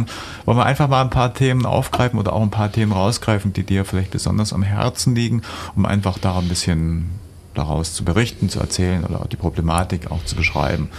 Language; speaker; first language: German; native; German